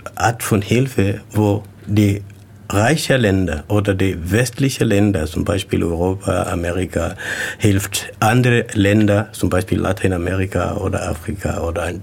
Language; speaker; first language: German; non-native, learner; Swahili